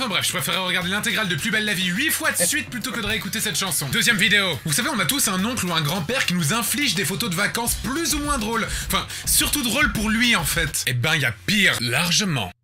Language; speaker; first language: French; native; French